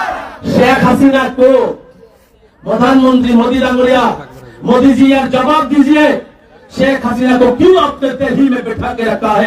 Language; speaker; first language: Hindi; non-native, local second language; Bangla